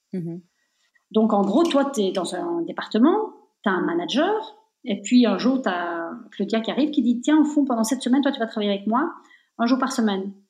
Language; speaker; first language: French; native; French